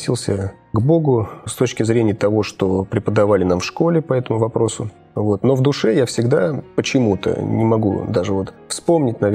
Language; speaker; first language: Russian; native; Russian